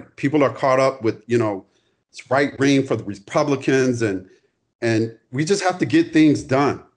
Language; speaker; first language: English; native; English